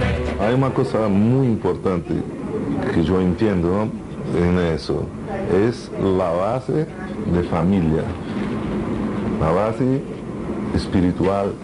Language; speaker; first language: Spanish; non-native, fluent; Portuguese